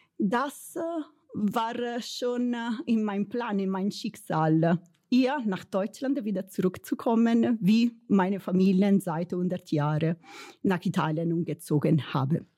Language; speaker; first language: German; non-native, fluent; Italian